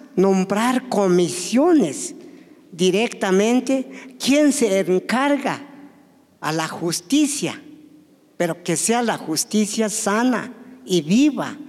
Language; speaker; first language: Spanish; non-native, local second language; Tzotzil